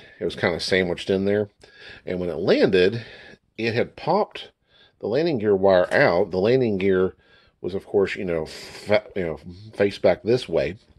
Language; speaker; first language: English; native; English